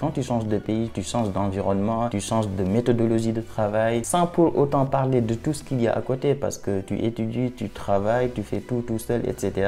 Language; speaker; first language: French; non-native, local second language; Wolof